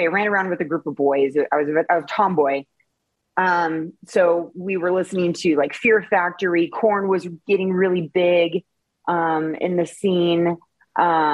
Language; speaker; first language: English; native; English